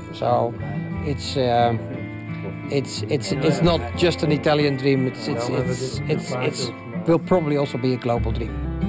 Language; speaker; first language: English; non-native, fluent; Dutch